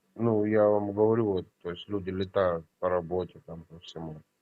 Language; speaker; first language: Russian; native; Russian